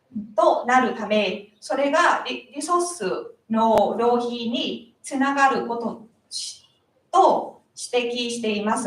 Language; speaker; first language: Japanese; non-native, learner; Vietnamese